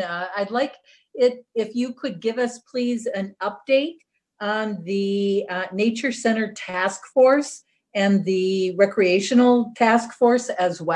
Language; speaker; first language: English; native; English